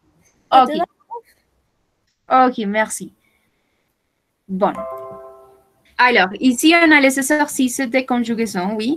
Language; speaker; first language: French; non-native, fluent; Spanish